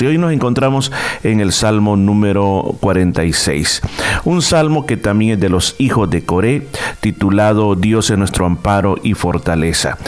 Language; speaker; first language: Spanish; native; Spanish